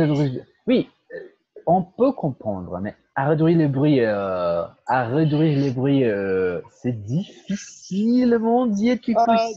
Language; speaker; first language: French; non-native, fluent; Portuguese